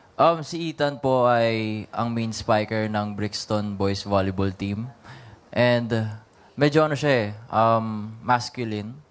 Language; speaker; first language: Filipino; native; Filipino